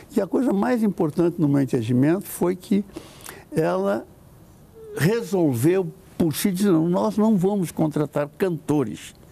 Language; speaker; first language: Portuguese; native; Portuguese